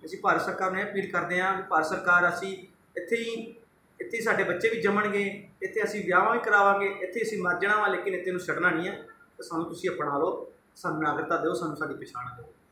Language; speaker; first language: Punjabi; early bilingual, other home language; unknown